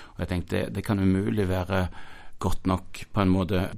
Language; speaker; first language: Norwegian; native; Norwegian